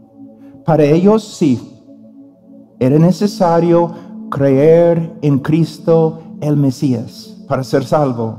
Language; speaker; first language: Spanish; non-native, fluent; English